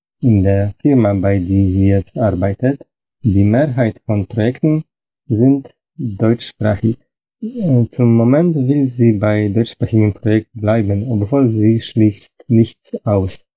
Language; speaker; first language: German; non-native, fluent; Polish